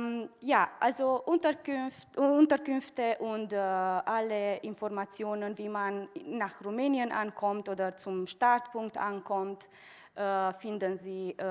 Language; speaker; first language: German; non-native, fluent; Romanian